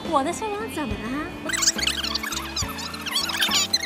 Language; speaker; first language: Chinese; native; Chinese